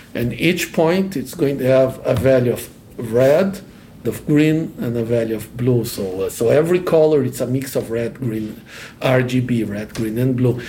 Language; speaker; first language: English; non-native, fluent; Portuguese